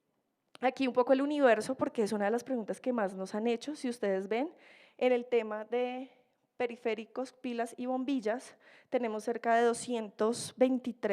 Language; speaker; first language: Spanish; native; Spanish